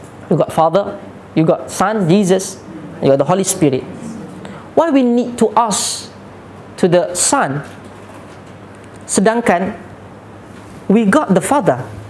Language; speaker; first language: English; non-native, local second language; Malay